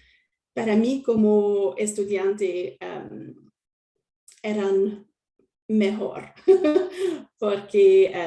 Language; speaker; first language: Spanish; non-native, learner; French